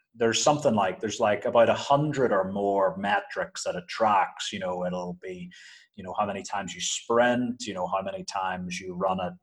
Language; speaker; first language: English; native; English